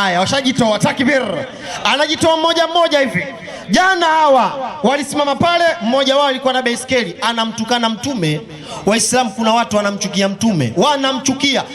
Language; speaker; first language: Swahili; native; Swahili